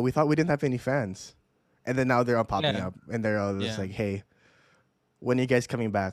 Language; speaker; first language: English; non-native, local second language; Filipino